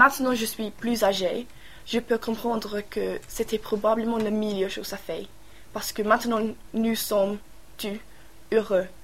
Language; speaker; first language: French; non-native, learner; English